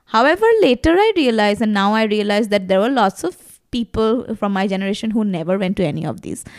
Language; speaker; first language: English; non-native, local second language; Bangla